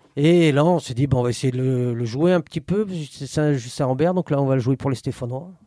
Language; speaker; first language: French; native; French